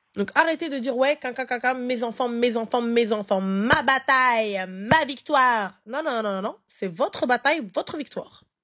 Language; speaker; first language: French; early bilingual, other home language; Arabic